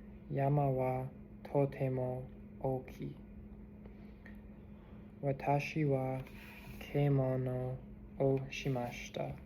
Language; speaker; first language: Japanese; non-native, learner; English